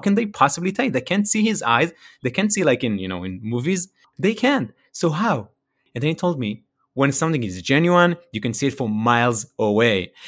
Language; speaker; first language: English; non-native, fluent; Hebrew